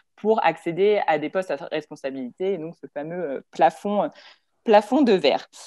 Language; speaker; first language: French; native; French